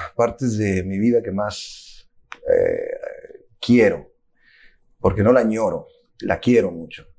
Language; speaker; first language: Spanish; native; Spanish